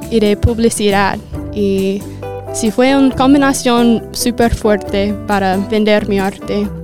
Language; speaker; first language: Spanish; non-native, fluent; English